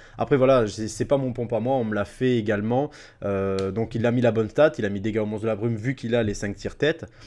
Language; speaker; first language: French; native; French